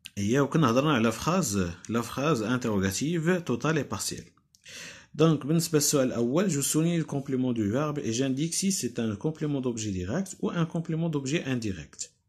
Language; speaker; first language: French; non-native, local second language; Arabic